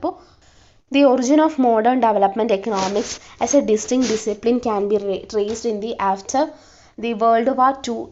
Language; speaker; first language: English; non-native, local second language; Malayalam